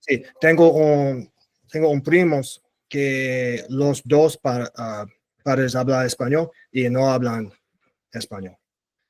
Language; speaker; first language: Spanish; non-native, learner; English